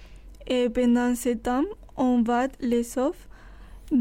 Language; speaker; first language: French; non-native, learner; Spanish